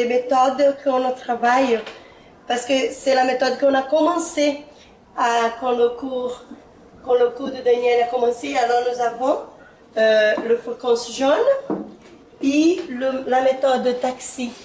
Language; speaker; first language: French; non-native, fluent; Portuguese